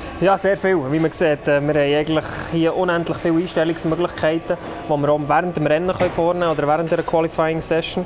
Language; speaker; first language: German; native; German